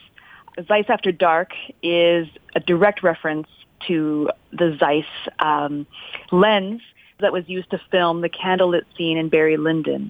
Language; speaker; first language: English; non-native, local second language; French